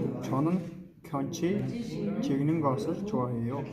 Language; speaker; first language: Korean; non-native, learner; Mongolian